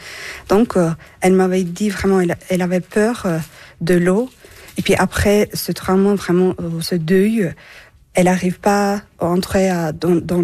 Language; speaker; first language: French; non-native, fluent; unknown